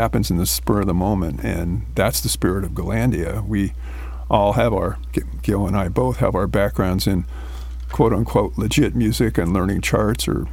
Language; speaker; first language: English; native; English